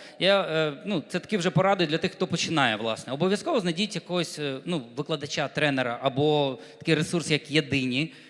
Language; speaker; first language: Ukrainian; non-native, local second language; Russian